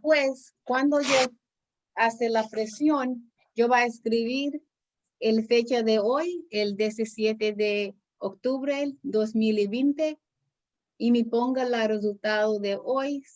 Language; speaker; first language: Spanish; non-native, learner; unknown